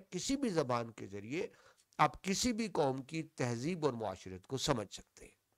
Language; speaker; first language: Urdu; non-native, local second language; Punjabi